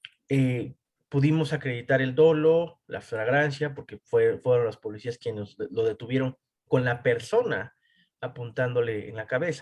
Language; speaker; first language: Spanish; native; Spanish